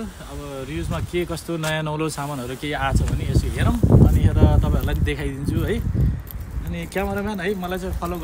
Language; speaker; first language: Nepali; native; Nepali